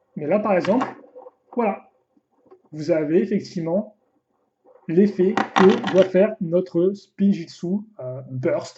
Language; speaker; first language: French; native; French